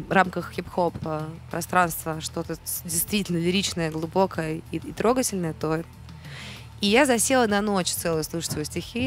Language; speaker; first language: Russian; native; Russian